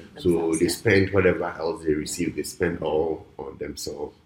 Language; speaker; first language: English; non-native, local second language; Ewe